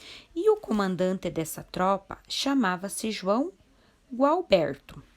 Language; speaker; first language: Portuguese; native; Portuguese